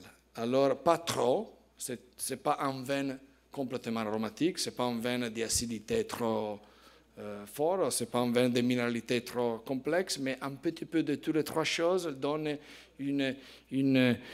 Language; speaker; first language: French; non-native, fluent; Italian